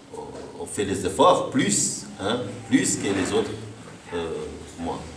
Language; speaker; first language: French; non-native, fluent; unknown